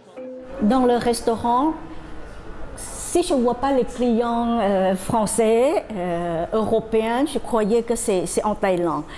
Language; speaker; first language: French; non-native, fluent; Thai